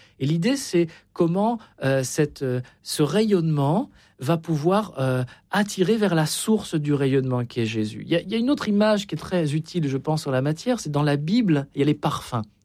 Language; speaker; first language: French; native; French